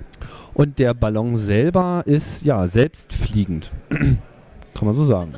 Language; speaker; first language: German; native; German